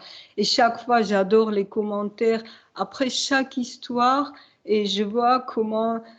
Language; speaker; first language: French; non-native, fluent; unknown